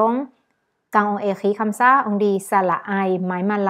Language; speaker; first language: French; non-native, learner; Thai